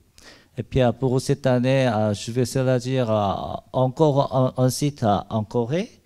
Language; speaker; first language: French; non-native, learner; Korean